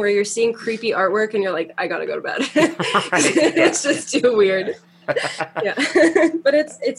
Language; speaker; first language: English; native; English